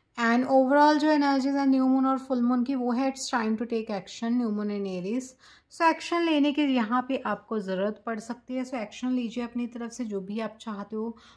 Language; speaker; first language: Hindi; native; Hindi